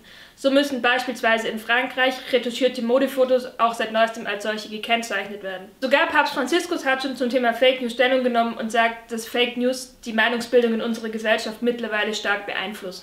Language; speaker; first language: German; native; German